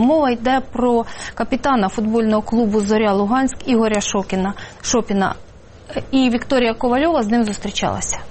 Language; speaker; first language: Ukrainian; native; Ukrainian